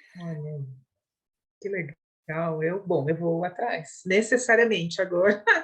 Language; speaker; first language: Portuguese; native; Portuguese